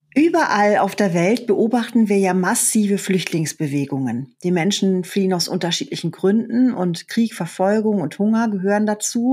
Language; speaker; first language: German; native; German